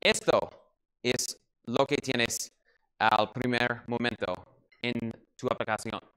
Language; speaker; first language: Spanish; non-native, learner; English